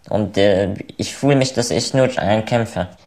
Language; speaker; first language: German; non-native, learner; Arabic